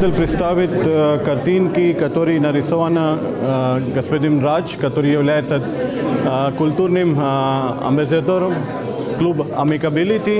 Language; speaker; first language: Russian; non-native, fluent; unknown